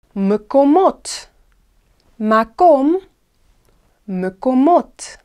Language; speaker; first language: Hebrew; non-native, fluent; English